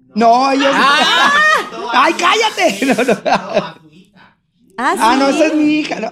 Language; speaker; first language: Spanish; native; Spanish